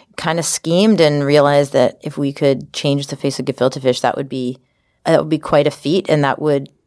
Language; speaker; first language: English; native; English